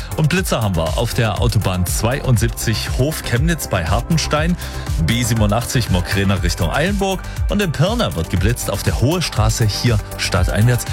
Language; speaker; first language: German; native; German